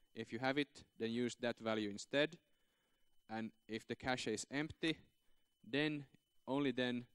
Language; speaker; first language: English; non-native, fluent; Finnish